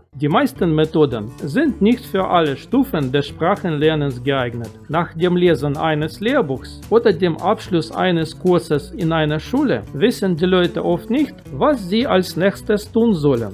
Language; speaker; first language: German; non-native, fluent; Russian